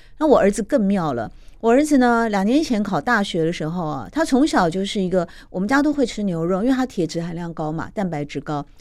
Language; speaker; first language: Chinese; native; Chinese